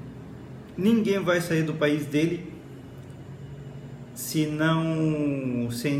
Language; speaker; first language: Portuguese; non-native, fluent; Arabic